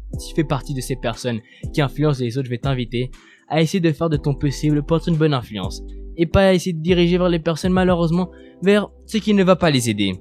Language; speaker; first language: French; non-native, fluent; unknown